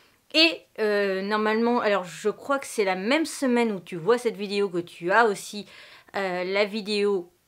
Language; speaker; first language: French; native; French